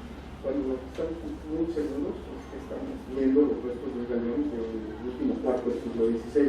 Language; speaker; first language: Spanish; native; Spanish